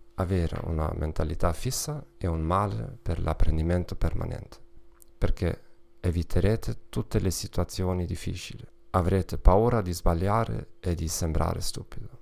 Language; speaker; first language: Italian; non-native, learner; German